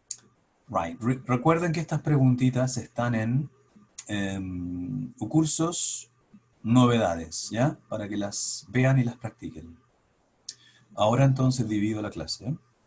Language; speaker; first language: Spanish; native; Spanish